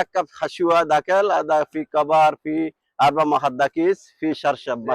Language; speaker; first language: Arabic; non-native, learner; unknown